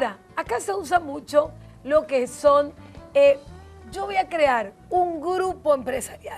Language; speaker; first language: Spanish; native; Spanish